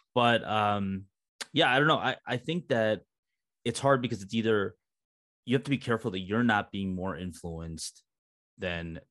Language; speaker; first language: English; early bilingual, other home language; Hindi